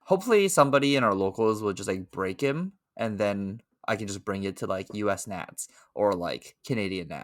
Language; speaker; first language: English; native; English